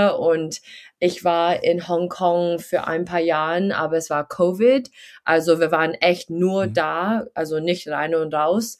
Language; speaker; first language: German; early bilingual, heritage; German